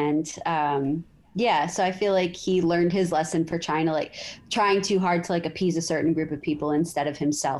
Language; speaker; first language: English; native; English